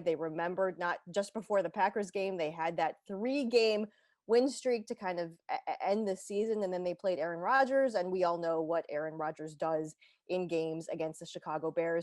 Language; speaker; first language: English; native; English